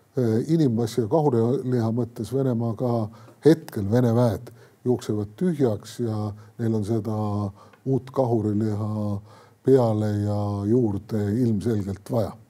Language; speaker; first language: Estonian; native; Estonian